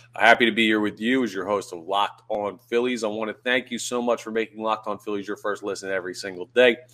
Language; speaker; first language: English; native; English